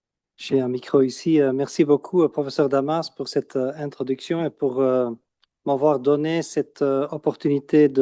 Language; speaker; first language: French; non-native, fluent; Dutch